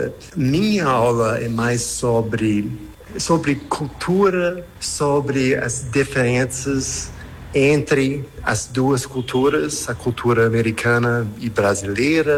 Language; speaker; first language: Portuguese; non-native, fluent; English